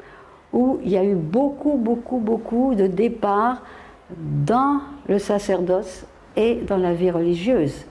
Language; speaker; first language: French; native; French